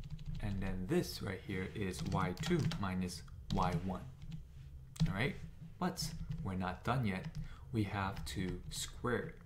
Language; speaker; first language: English; native; English